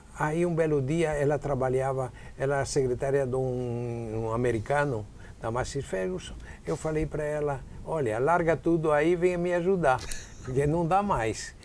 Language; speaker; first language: Portuguese; non-native, fluent; Italian